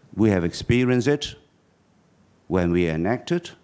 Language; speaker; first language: English; non-native, local second language; Chinese